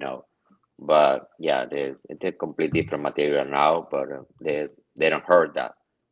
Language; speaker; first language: English; non-native, learner; Spanish